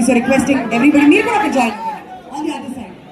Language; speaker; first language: Telugu; native; Telugu